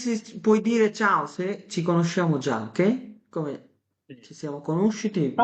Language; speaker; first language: Italian; non-native, fluent; Bangla